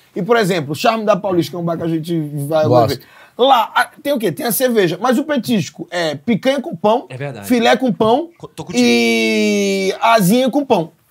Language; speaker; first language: Portuguese; native; Portuguese